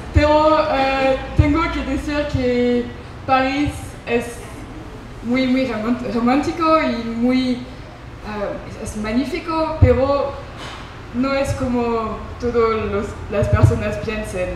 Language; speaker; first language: Spanish; non-native, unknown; French